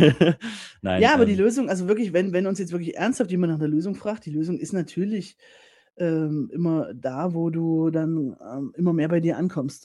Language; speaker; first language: German; native; German